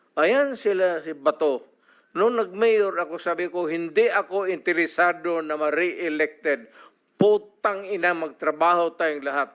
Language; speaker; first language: Filipino; non-native, local second language; Cebuano